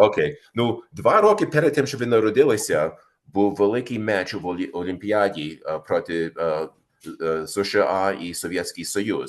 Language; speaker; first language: Ukrainian; early bilingual, heritage; Ukrainian